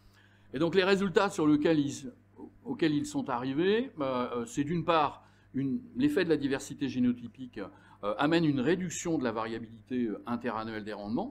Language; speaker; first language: French; native; French